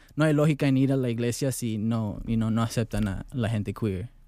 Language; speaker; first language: Spanish; early bilingual, heritage; Spanish